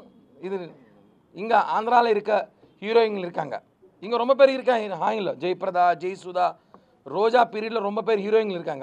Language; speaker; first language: Tamil; non-native, local second language; Telugu